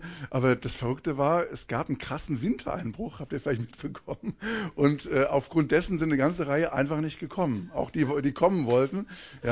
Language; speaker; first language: German; native; German